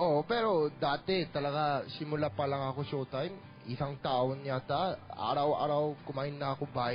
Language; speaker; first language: Filipino; non-native, learner; Korean